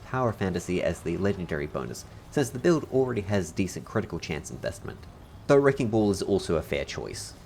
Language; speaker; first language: English; native; English